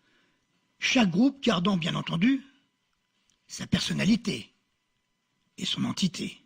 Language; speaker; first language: French; native; French